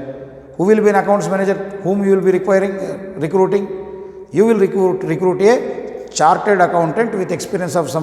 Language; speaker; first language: English; non-native, local second language; Telugu